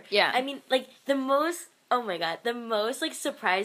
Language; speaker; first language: English; non-native, local second language; Cantonese